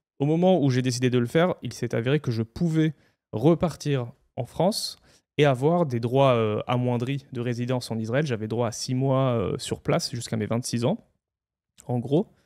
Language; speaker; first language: French; non-native, fluent; Hebrew